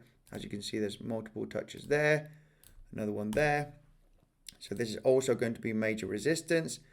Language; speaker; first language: English; native; English